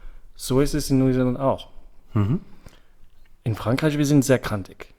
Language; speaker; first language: German; non-native, fluent; French